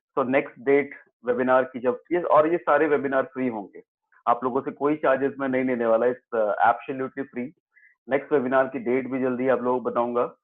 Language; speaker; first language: Hindi; native; Hindi